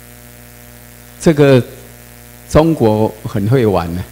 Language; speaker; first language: Chinese; non-native, local second language; Min Nan Chinese